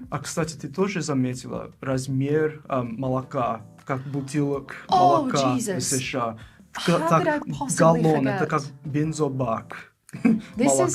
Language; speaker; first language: Russian; non-native, fluent; English